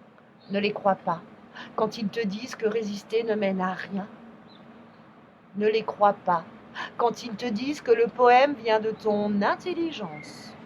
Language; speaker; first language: French; native; French